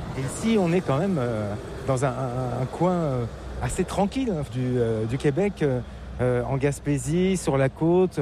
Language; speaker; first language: French; native; French